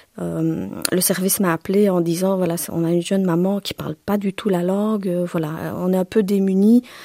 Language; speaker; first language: French; early bilingual, other home language; Turkish